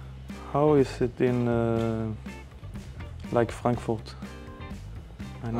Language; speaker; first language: English; non-native, fluent; Swedish